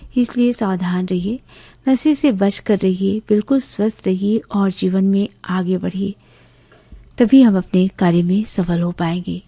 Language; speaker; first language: Hindi; native; Hindi